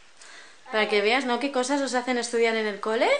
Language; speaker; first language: Spanish; native; Spanish